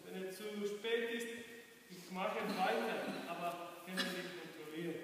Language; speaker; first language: German; non-native, learner; Serbian